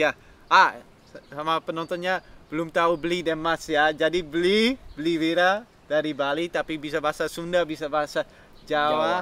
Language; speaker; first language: Indonesian; non-native, fluent; Dutch